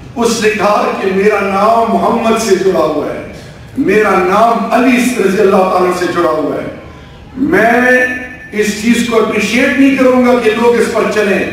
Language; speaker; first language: Urdu; non-native, local second language; Pashto